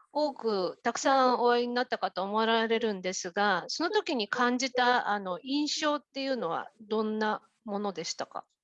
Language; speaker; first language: Japanese; native; Japanese